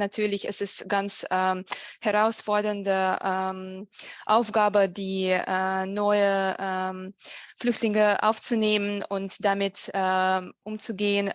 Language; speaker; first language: German; non-native, fluent; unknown